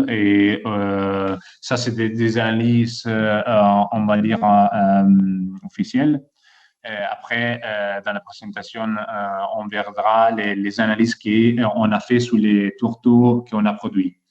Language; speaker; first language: French; non-native, fluent; Italian